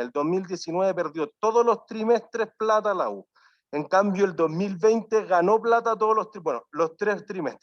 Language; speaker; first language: Spanish; native; Spanish